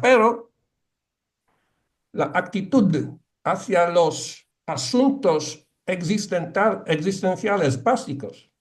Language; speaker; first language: Spanish; non-native, fluent; Polish